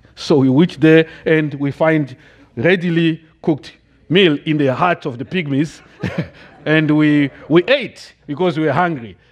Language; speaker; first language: English; non-native, fluent; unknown